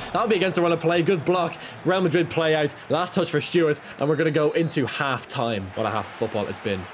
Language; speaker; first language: English; native; English